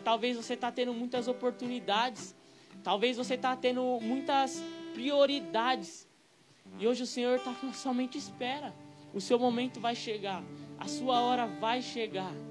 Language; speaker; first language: Portuguese; native; Portuguese